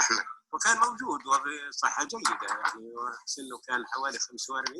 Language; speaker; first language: Arabic; native; Arabic